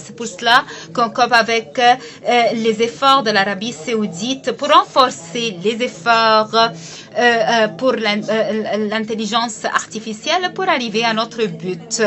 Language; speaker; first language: French; non-native, fluent; Arabic